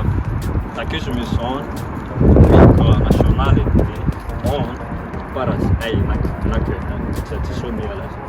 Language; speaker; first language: Finnish; non-native, learner; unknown